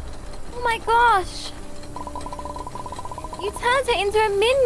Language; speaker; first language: English; native; English